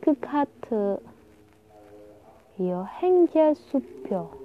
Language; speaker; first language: Korean; non-native, learner; Indonesian